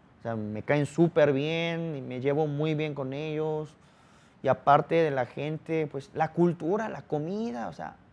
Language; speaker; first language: Spanish; early bilingual, other home language; Korean